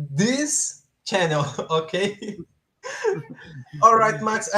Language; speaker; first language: English; non-native, learner; Portuguese